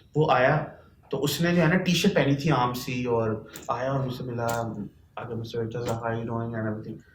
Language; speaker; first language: Urdu; native; Urdu